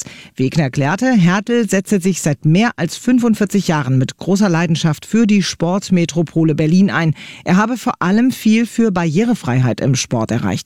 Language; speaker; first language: German; native; German